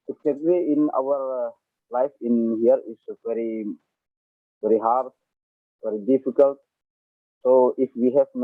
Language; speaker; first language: English; non-native, learner; Indonesian